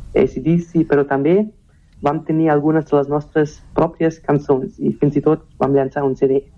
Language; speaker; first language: Catalan; non-native, learner; German